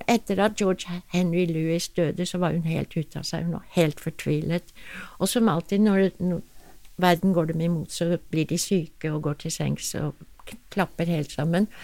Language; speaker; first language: Norwegian; non-native, fluent; English